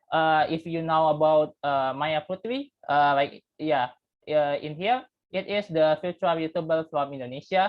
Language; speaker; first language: English; non-native, learner; Indonesian